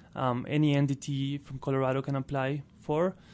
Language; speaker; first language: English; non-native, fluent; Spanish